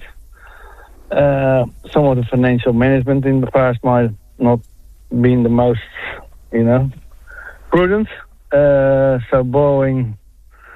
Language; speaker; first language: English; non-native, fluent; Dutch